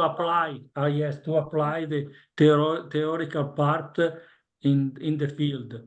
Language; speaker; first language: English; non-native, learner; Italian